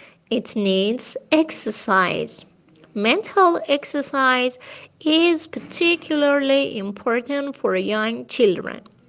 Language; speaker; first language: English; non-native, fluent; Persian